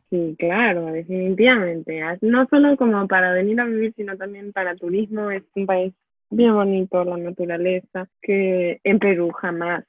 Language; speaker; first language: Spanish; native; Spanish